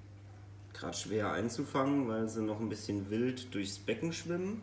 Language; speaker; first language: German; native; German